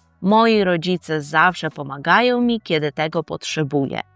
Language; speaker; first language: Polish; non-native, fluent; Ukrainian